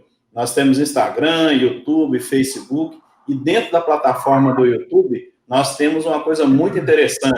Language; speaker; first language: Portuguese; native; Portuguese